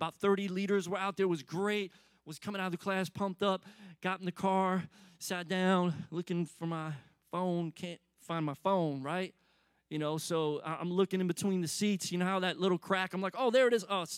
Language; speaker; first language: English; native; English